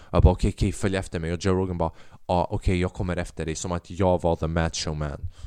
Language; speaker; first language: Swedish; early bilingual, other home language; Albanian